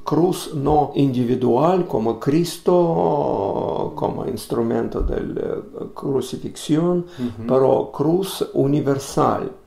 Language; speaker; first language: Spanish; non-native, learner; Russian